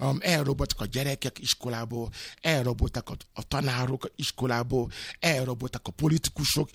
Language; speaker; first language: Hungarian; non-native, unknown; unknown